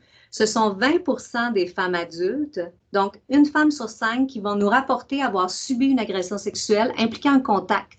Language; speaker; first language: French; native; French